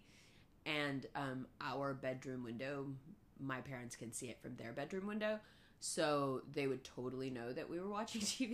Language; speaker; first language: English; early bilingual, other home language; Urdu